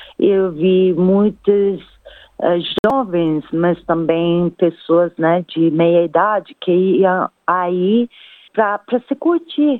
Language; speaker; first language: Portuguese; non-native, fluent; Italian